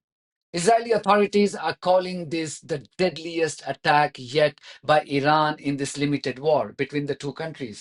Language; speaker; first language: English; non-native, local second language; Hindi